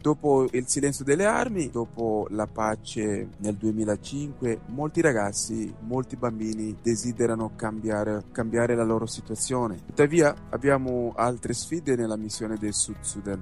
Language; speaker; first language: Italian; non-native, fluent; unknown